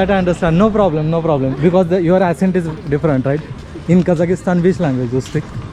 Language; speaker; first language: English; non-native, local second language; Hindi